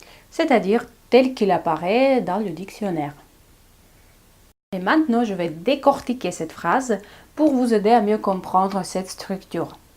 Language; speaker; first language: French; non-native, fluent; Russian